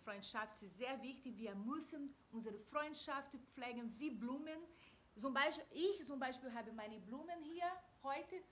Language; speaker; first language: German; non-native, fluent; Portuguese